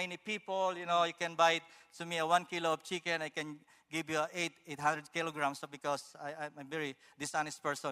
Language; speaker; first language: English; non-native, local second language; Filipino